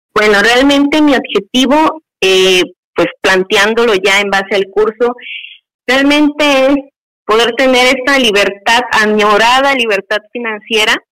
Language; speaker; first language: Spanish; native; Spanish